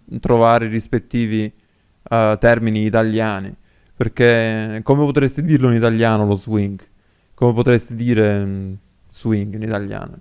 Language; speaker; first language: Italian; native; Italian